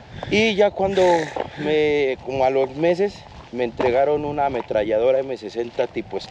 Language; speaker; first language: Spanish; native; Spanish